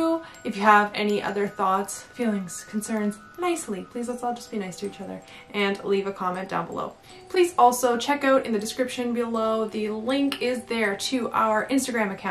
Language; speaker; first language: English; native; English